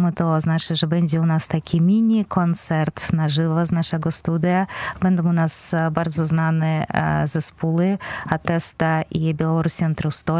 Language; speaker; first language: Polish; non-native, fluent; Belarusian